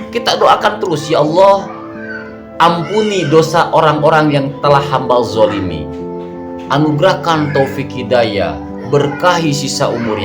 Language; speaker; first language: Indonesian; native; Indonesian